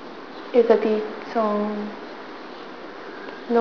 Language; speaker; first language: French; non-native, learner; English